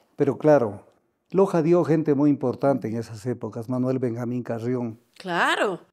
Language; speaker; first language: Spanish; native; Spanish